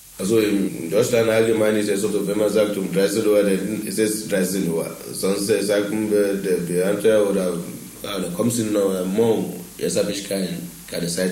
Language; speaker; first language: German; non-native, fluent; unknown